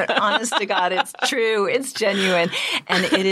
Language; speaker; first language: English; native; English